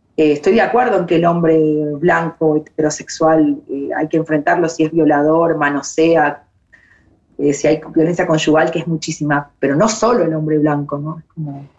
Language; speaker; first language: Spanish; native; Spanish